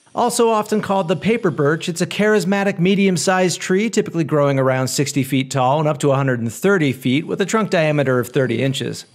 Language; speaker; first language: English; native; English